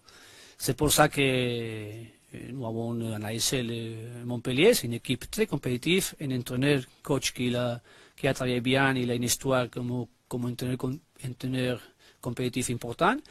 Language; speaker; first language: French; non-native, learner; Spanish